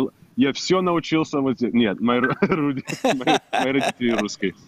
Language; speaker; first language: Russian; early bilingual, heritage; English